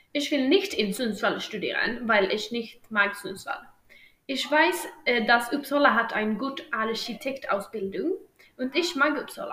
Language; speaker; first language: German; non-native, learner; Swedish